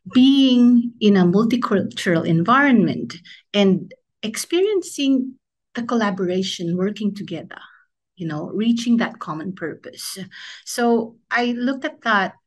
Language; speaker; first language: English; non-native, local second language; Filipino